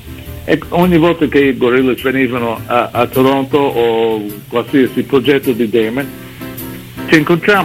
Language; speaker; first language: Italian; early bilingual, heritage; English